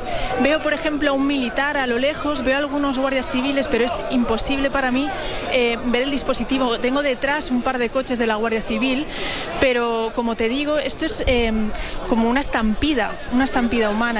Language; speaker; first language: Spanish; native; Spanish